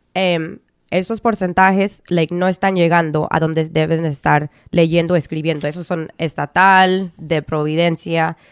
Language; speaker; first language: Spanish; early bilingual, heritage; Spanish